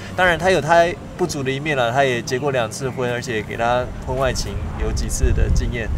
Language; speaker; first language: Chinese; early bilingual, heritage; Chinese